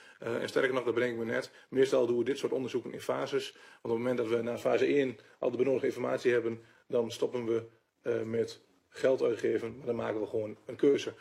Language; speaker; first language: Dutch; native; Dutch